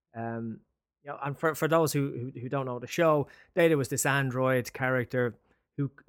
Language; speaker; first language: English; native; English